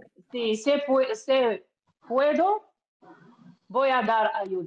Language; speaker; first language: Spanish; non-native, learner; Arabic